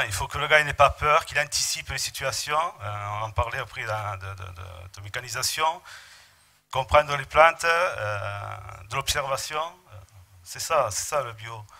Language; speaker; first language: French; native; French